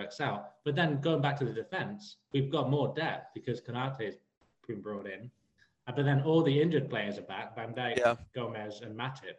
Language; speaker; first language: English; native; English